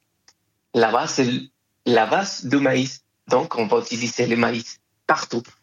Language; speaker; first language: French; non-native, fluent; Spanish